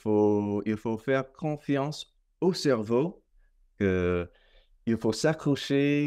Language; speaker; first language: French; non-native, fluent; English